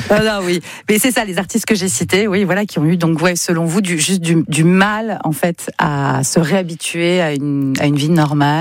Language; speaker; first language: French; native; French